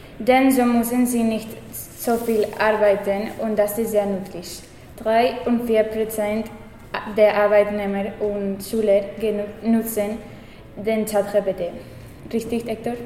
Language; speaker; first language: German; non-native, learner; Spanish